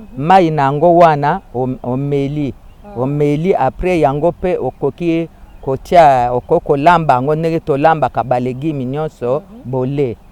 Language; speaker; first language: Lingala; non-native, local second language; Kituba (Democratic Republic of Congo)